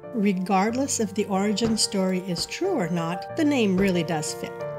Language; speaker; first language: English; native; English